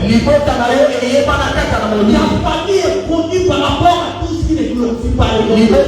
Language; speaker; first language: French; non-native, local second language; Lingala